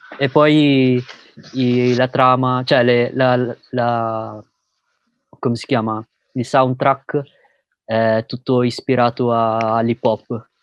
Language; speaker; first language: Italian; early bilingual, other home language; Filipino